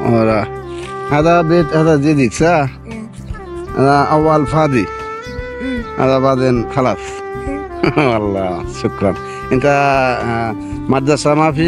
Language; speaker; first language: Arabic; non-native, learner; Bangla